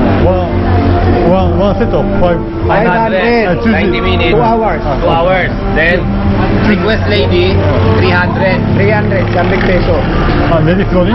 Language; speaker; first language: English; non-native, learner; Japanese